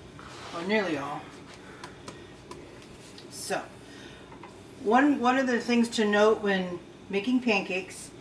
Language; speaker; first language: English; native; English